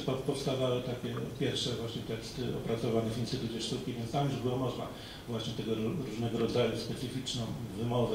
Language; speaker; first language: Polish; native; Polish